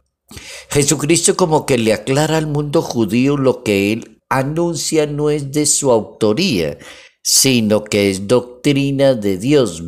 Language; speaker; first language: Spanish; native; Spanish